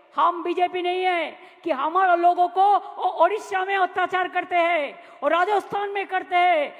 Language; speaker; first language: Hindi; non-native, local second language; Bangla